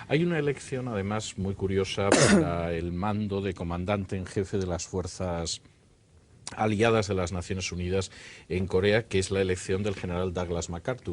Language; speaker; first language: Spanish; native; Spanish